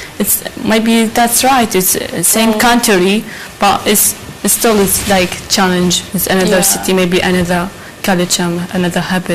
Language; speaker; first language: English; non-native, learner; Arabic